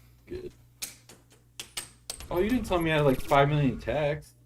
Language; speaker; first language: English; native; English